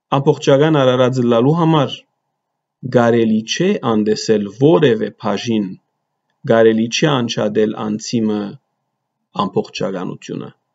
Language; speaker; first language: Armenian; early bilingual, heritage; Armenian